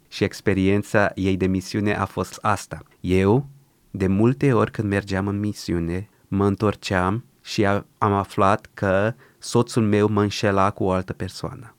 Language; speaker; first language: Romanian; early bilingual, other home language; Portuguese